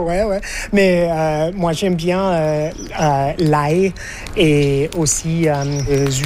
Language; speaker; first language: French; non-native, learner; English